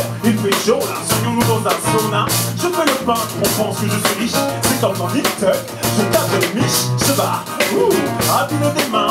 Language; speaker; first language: French; native; French